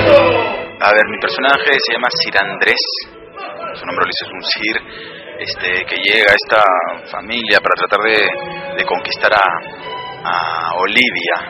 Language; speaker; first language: Spanish; native; Spanish